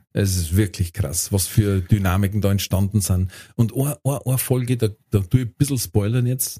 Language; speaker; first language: German; native; German